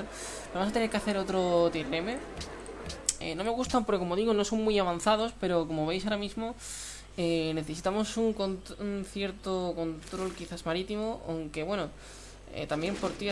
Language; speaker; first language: Spanish; native; Spanish